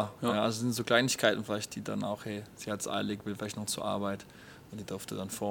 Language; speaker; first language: German; native; German